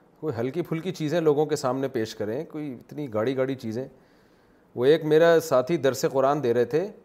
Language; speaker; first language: Urdu; native; Urdu